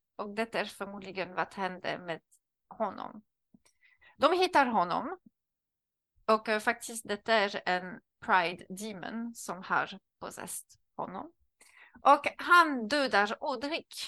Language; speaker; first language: Swedish; non-native, learner; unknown